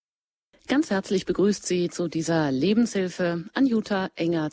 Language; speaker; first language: German; native; German